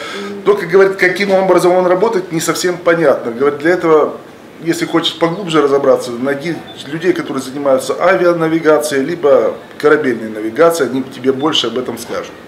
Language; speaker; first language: Russian; native; Russian